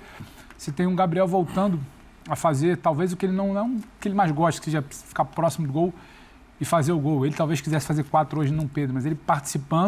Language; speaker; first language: Portuguese; native; Portuguese